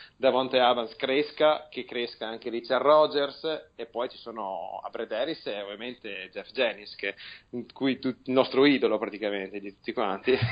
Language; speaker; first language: Italian; native; Italian